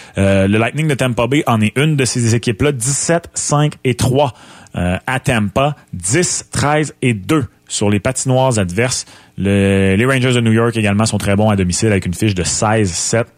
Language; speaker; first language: French; native; French